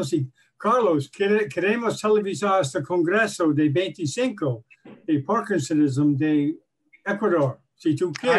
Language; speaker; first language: Spanish; non-native, learner; English